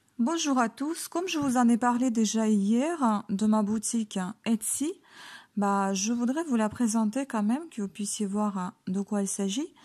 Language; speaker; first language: French; non-native, fluent; Ukrainian